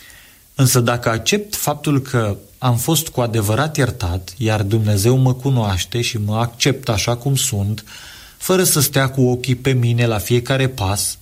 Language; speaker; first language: Romanian; native; Romanian